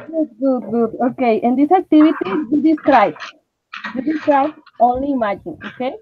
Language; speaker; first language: English; non-native, learner; Spanish